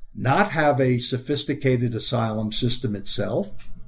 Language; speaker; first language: English; native; English